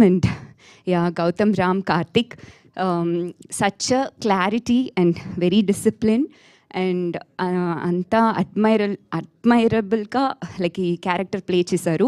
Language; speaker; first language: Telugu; non-native, learner; Tamil